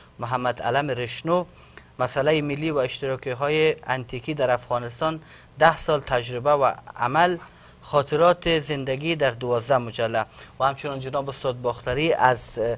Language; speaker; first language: Persian; native; Persian